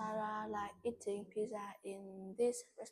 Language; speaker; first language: English; non-native, learner; Vietnamese